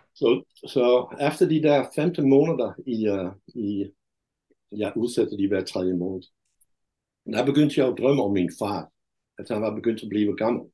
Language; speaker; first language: Danish; non-native, fluent; Dutch